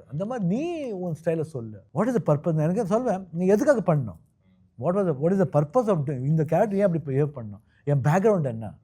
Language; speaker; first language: Tamil; non-native, local second language; Kannada